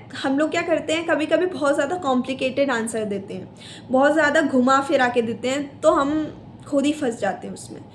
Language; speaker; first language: Hindi; native; Hindi